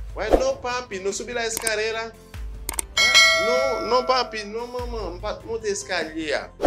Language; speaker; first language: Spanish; non-native, fluent; Haitian Creole